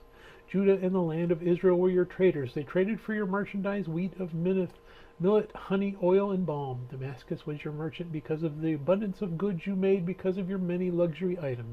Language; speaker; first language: English; native; English